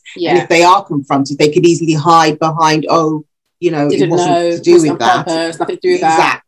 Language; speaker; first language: English; early bilingual, other home language; Yoruba